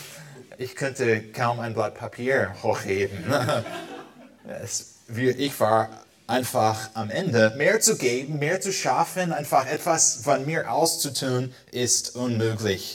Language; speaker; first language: German; non-native, fluent; English